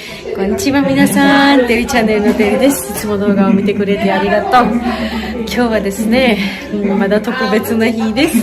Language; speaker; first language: Japanese; non-native, learner; Georgian